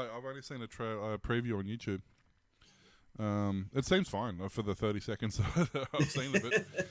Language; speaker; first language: English; native; English